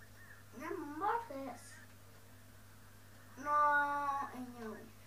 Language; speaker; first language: Polish; early bilingual, heritage; Dutch